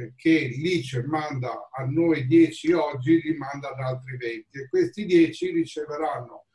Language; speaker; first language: Italian; native; Italian